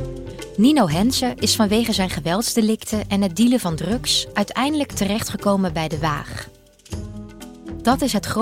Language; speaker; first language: Dutch; native; Dutch